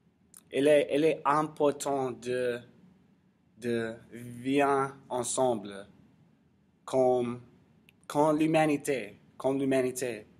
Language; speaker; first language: French; non-native, learner; English